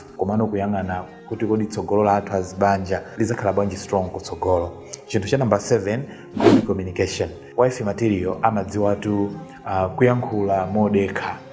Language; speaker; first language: Nyanja; native; Nyanja